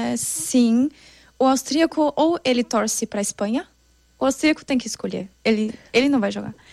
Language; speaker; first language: Portuguese; non-native, fluent; German